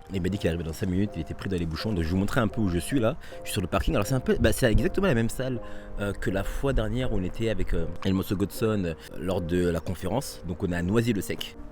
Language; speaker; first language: French; native; French